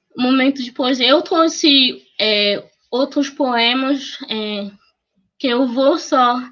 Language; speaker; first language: Portuguese; non-native, fluent; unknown